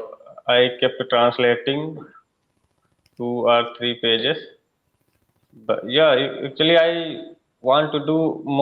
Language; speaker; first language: English; non-native, learner; Hindi